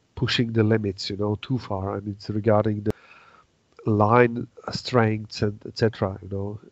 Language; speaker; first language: English; non-native, fluent; Czech